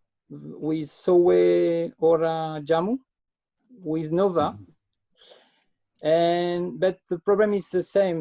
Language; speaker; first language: English; non-native, learner; French